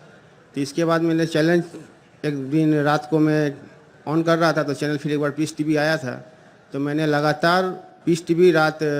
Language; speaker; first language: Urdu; non-native, local second language; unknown